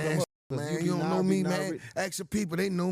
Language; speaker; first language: English; native; English